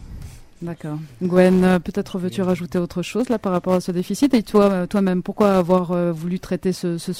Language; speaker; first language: French; native; French